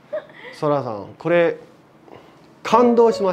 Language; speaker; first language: Japanese; non-native, fluent; Chinese